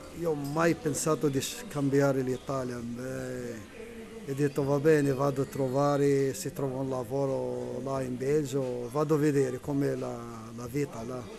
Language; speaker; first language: Italian; non-native, learner; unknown